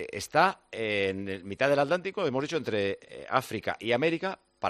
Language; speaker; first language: Spanish; native; Spanish